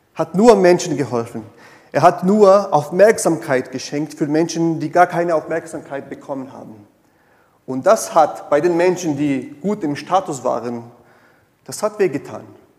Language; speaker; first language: German; non-native, fluent; Portuguese